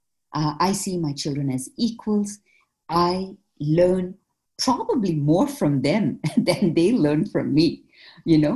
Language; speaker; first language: English; non-native, local second language; Malayalam